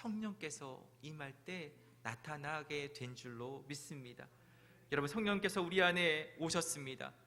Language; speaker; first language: Korean; native; Korean